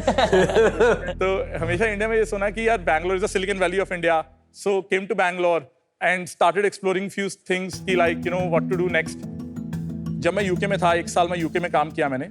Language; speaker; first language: Hindi; non-native, local second language; Punjabi